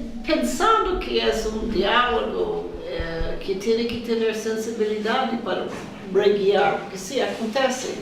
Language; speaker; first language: Spanish; non-native, fluent; English